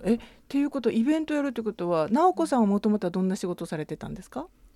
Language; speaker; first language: Japanese; native; Japanese